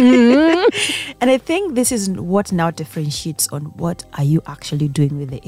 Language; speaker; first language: English; non-native, local second language; Gusii